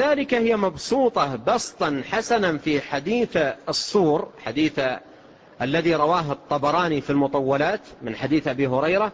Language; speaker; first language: Arabic; native; Arabic